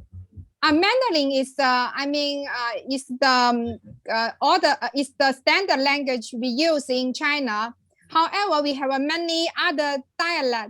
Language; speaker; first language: English; non-native, learner; Chinese